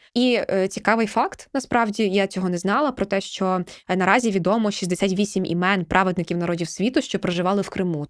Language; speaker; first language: Ukrainian; native; Ukrainian